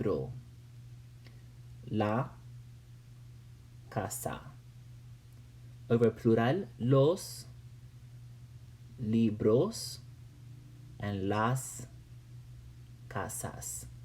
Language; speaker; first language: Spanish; non-native, fluent; English